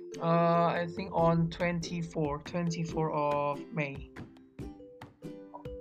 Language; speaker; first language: English; non-native, learner; Indonesian